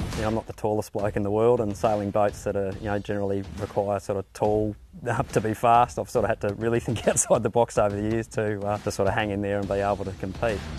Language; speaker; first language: English; native; English